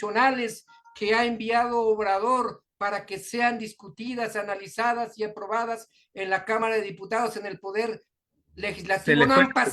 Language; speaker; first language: Spanish; native; Spanish